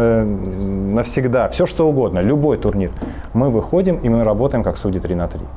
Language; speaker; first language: Russian; native; Russian